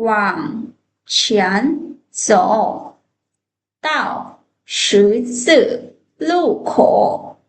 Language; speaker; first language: Chinese; non-native, fluent; Lao